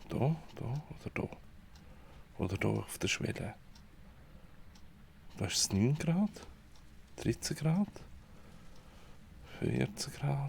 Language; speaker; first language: German; native; German